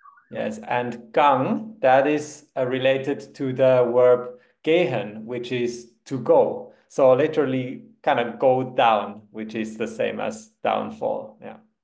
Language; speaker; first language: English; non-native, fluent; German